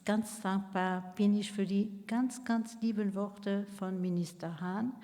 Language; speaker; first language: German; non-native, local second language; Luxembourgish